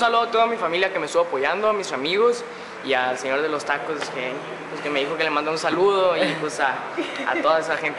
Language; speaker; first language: Spanish; native; Spanish